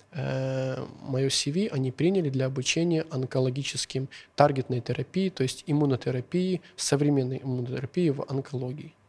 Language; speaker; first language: Russian; non-native, local second language; Hungarian